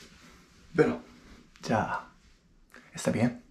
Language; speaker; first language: Spanish; non-native, learner; Japanese